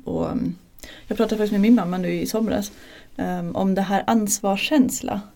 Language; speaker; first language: Swedish; non-native, fluent; German